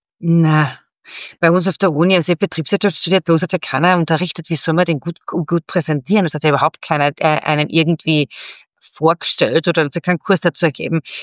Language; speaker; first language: German; native; German